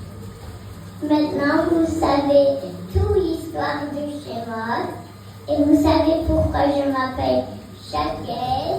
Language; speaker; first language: French; early bilingual, heritage; French